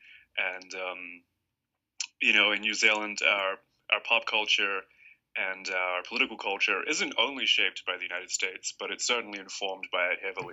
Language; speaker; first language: English; native; English